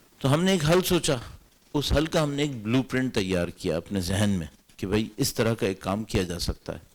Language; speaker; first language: Urdu; native; Urdu